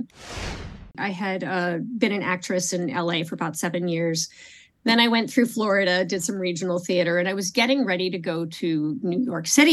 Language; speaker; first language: English; native; English